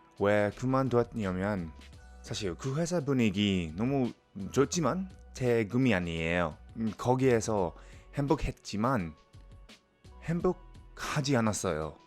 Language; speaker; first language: Korean; non-native, fluent; English